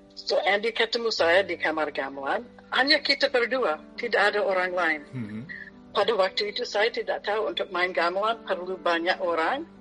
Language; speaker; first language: Indonesian; non-native, fluent; English